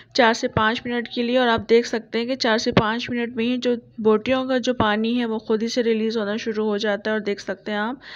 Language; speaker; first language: Urdu; native; Urdu